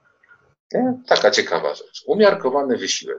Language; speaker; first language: Polish; native; Polish